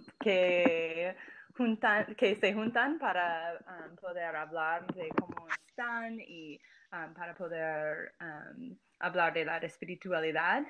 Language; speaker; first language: Spanish; non-native, fluent; English